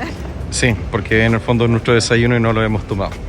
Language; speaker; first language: Spanish; native; Spanish